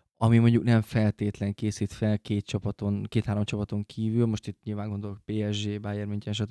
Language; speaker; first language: Hungarian; native; Hungarian